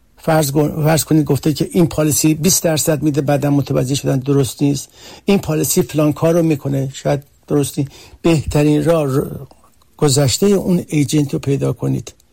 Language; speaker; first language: Persian; early bilingual, heritage; Persian